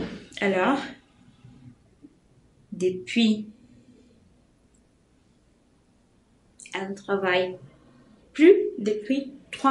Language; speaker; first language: French; non-native, fluent; Portuguese